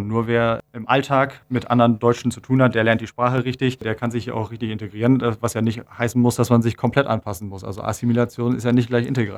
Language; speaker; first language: German; native; German